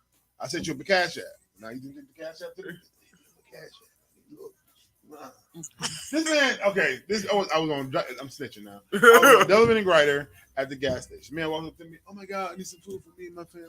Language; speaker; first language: English; native; English